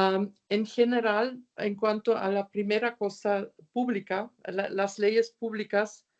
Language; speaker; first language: Spanish; non-native, fluent; German